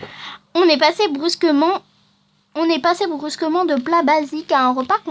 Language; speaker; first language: French; native; French